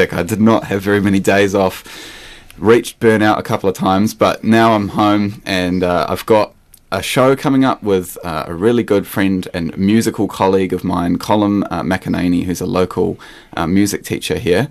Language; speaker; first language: English; native; English